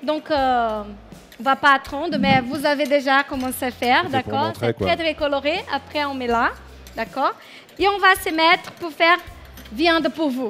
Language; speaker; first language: French; non-native, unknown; Portuguese